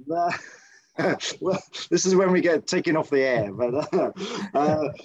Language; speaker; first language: English; native; English